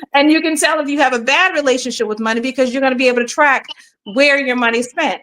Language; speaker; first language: English; native; English